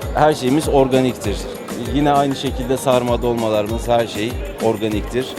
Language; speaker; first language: Turkish; native; Turkish